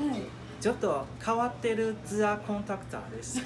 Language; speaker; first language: Japanese; non-native, fluent; Chinese